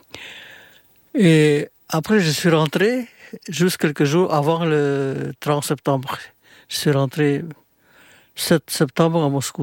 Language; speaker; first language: French; non-native, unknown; Indonesian